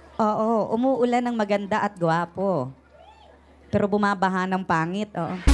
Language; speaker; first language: Filipino; non-native, local second language; Waray